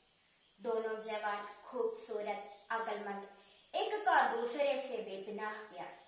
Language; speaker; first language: Hindi; non-native, local second language; Malayalam